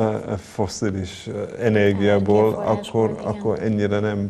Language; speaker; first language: Hungarian; non-native, fluent; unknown